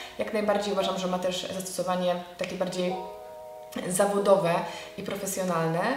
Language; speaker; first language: Polish; native; Polish